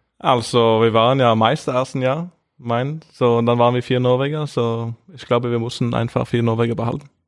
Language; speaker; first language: German; non-native, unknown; Norwegian